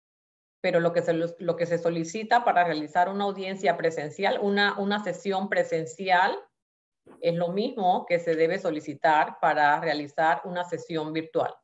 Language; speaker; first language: Spanish; native; Spanish